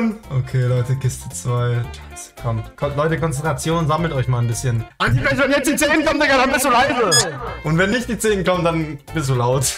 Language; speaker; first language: German; native; German